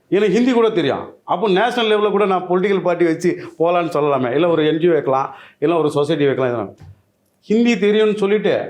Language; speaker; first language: Tamil; non-native, local second language; Telugu